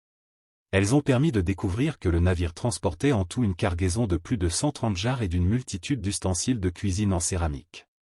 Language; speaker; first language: French; native; French